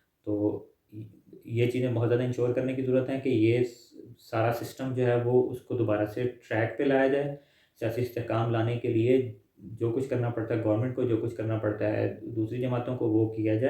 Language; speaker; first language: Urdu; native; Urdu